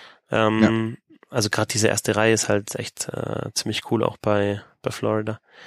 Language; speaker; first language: German; native; German